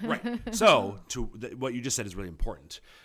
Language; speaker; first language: English; native; English